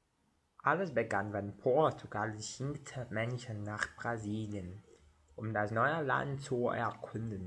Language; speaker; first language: German; non-native, learner; Portuguese